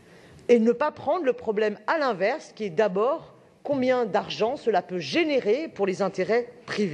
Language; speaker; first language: French; native; French